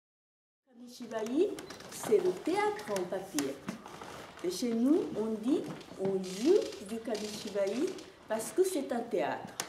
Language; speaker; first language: French; non-native, fluent; Japanese